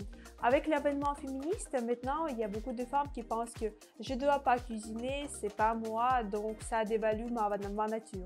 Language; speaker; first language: French; non-native, fluent; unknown